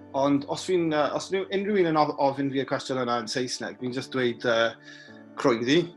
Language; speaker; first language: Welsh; non-native, local second language; English